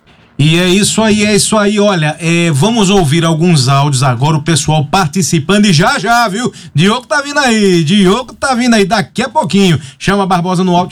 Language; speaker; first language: Portuguese; native; Portuguese